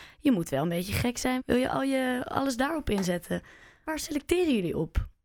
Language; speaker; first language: Dutch; native; Dutch